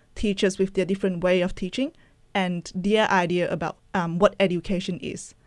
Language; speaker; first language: English; non-native, local second language; Chinese